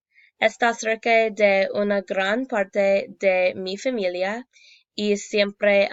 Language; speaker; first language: Spanish; non-native, learner; English